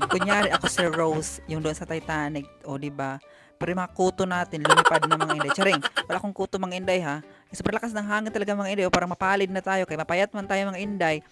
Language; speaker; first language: Filipino; non-native, local second language; Cebuano